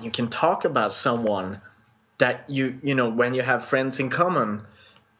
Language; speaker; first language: English; non-native, fluent; Swedish